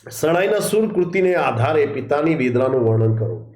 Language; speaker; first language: Hindi; non-native, local second language; Gujarati